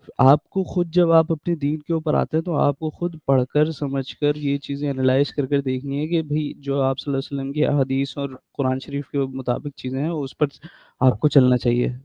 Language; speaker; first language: Urdu; early bilingual, heritage; Urdu